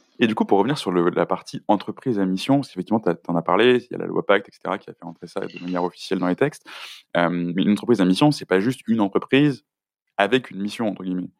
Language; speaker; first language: French; native; French